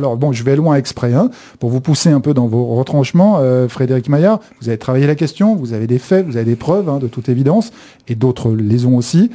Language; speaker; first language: French; native; French